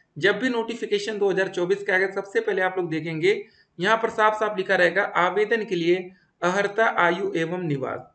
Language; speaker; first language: Hindi; native; Hindi